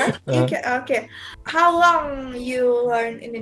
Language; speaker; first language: English; non-native, learner; Indonesian